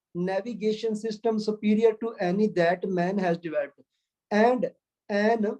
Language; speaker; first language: English; non-native, local second language; Punjabi